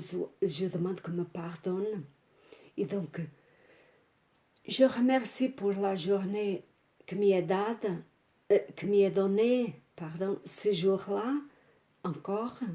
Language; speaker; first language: French; non-native, fluent; Portuguese